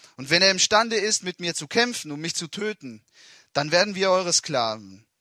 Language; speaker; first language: German; non-native, fluent; Italian